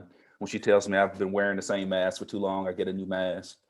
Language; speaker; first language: English; native; English